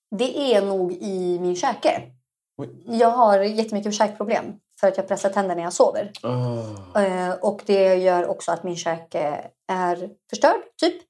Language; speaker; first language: Swedish; early bilingual, other home language; Arabic